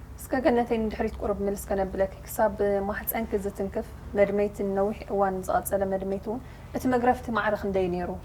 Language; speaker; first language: Tigrinya; native; Tigrinya